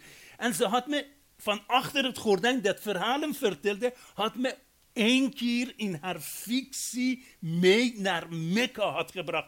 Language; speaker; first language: Dutch; non-native, fluent; Persian